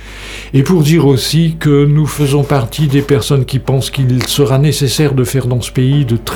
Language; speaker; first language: French; native; French